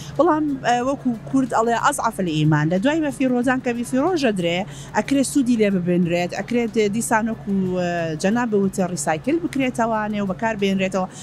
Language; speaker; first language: Central Kurdish; native; Central Kurdish